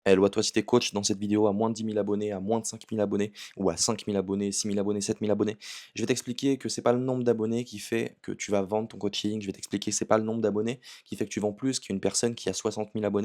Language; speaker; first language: French; native; French